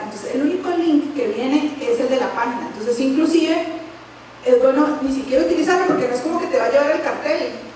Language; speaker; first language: Spanish; native; Spanish